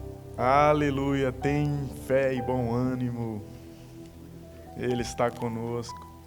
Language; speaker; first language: Portuguese; native; Portuguese